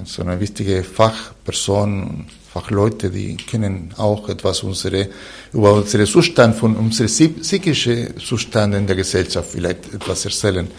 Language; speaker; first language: German; non-native, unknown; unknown